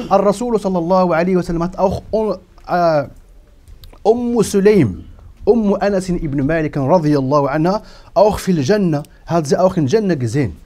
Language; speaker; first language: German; non-native, fluent; Arabic